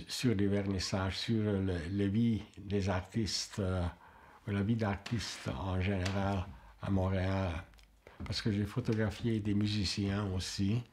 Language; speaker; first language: French; non-native, fluent; Hungarian